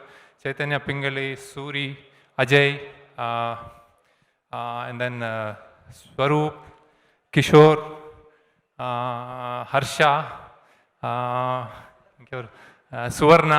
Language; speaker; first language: Telugu; native; Telugu